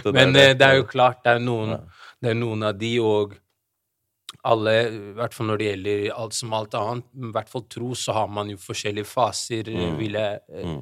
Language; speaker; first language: Norwegian; early bilingual, other home language; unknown